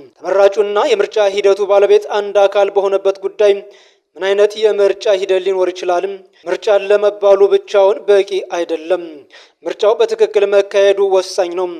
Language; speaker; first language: Amharic; native; Amharic